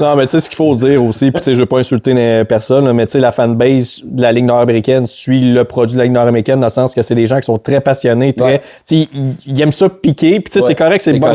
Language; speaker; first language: French; native; French